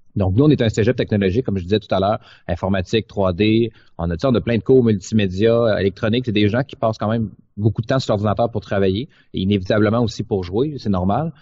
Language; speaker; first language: French; native; French